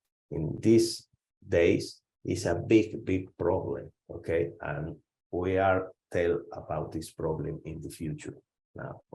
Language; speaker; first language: English; non-native, learner; Spanish